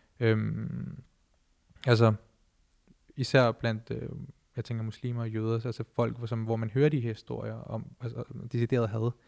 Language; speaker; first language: Danish; early bilingual, other home language; Punjabi